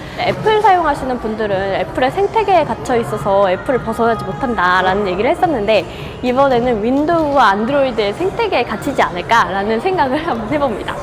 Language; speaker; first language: Korean; native; Korean